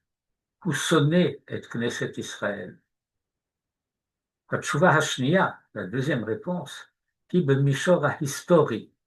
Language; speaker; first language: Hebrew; non-native, fluent; French